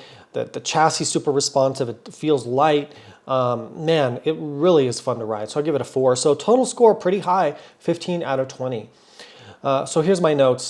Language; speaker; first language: English; native; English